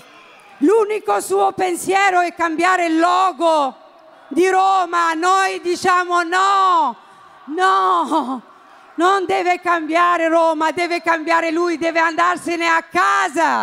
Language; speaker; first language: Italian; non-native, fluent; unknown